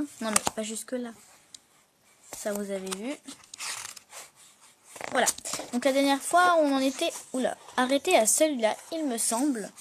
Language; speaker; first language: French; native; French